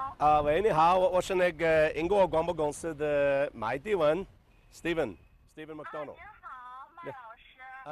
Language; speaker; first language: Chinese; non-native, fluent; English